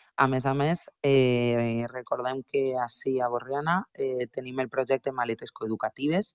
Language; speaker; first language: Catalan; native; Catalan